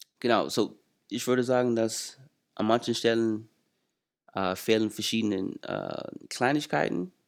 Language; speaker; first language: German; non-native, fluent; English